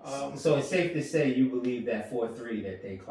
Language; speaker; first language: English; native; English